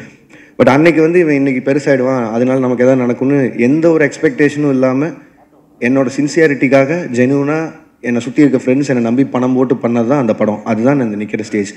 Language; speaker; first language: Tamil; native; Tamil